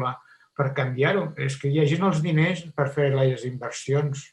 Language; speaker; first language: Catalan; native; Catalan